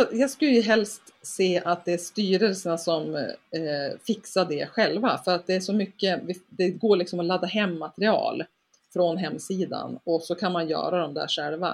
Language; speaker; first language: Swedish; native; Swedish